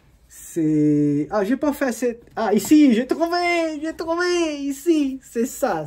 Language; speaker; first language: French; non-native, learner; Portuguese